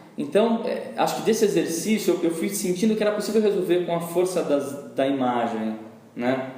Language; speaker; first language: Portuguese; native; Portuguese